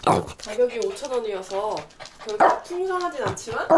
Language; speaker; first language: Korean; native; Korean